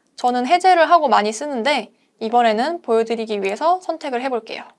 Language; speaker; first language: Korean; native; Korean